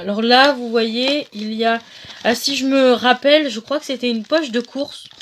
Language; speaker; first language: French; native; French